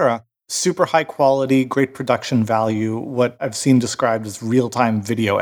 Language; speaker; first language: English; native; English